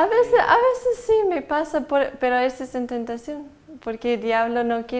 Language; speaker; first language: Spanish; non-native, fluent; English